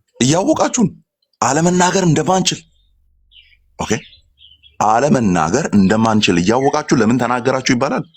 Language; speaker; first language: Amharic; non-native, local second language; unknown